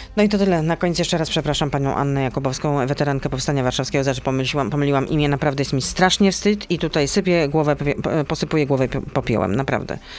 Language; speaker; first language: Polish; native; Polish